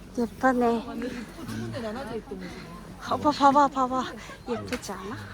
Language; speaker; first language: Korean; non-native, learner; Japanese